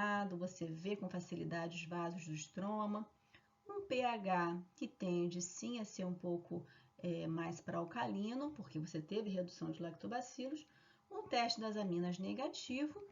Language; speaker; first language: Portuguese; native; Portuguese